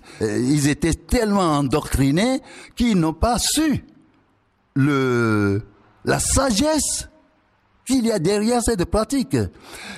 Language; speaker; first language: French; non-native, local second language; Ewe